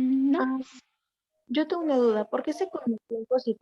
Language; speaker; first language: Spanish; native; Spanish